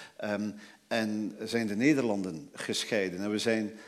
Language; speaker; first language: Dutch; native; Dutch